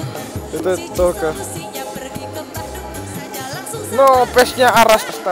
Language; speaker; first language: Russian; non-native, learner; Indonesian